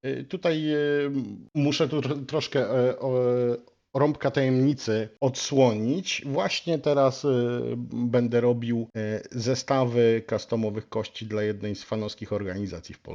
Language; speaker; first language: Polish; native; Polish